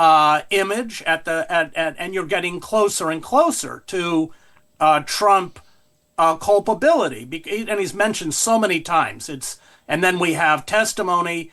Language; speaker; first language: English; native; English